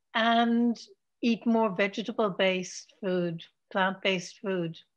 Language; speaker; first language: English; native; English